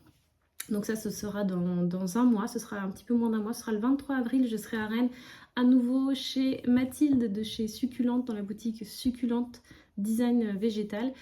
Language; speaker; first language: French; native; French